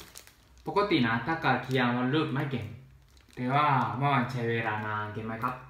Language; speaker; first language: Thai; non-native, learner; Japanese